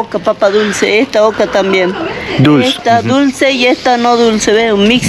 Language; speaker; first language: Spanish; native; Spanish